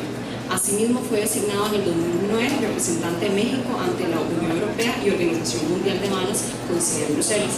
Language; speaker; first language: Spanish; native; Spanish